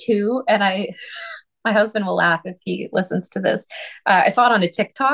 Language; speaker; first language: English; native; English